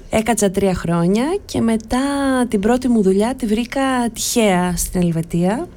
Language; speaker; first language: Greek; early bilingual, other home language; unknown